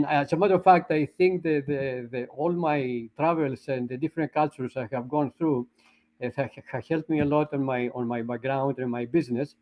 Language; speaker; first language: English; non-native, fluent; Greek